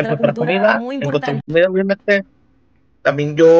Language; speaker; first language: Spanish; native; Spanish